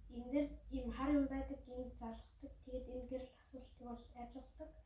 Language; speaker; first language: Mongolian; early bilingual, heritage; Mongolian